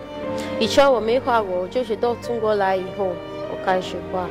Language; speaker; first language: Chinese; non-native, fluent; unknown